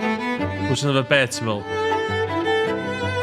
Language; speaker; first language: Welsh; native; Welsh